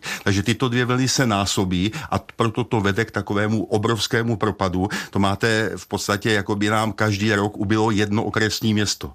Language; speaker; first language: Czech; native; Czech